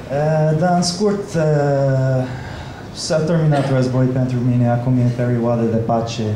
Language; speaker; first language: Romanian; non-native, fluent; English